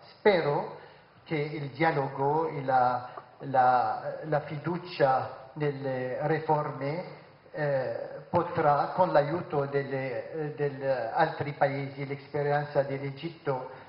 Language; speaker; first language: Italian; non-native, fluent; Arabic